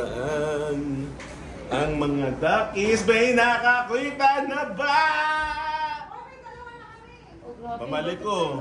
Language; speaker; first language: Filipino; native; Filipino